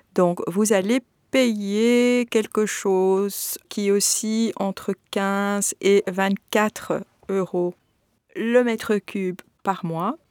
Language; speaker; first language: French; native; French